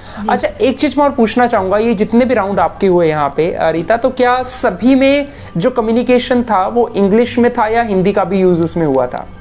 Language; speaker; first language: Hindi; native; Hindi